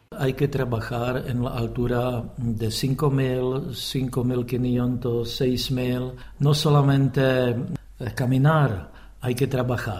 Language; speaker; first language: Spanish; non-native, fluent; Czech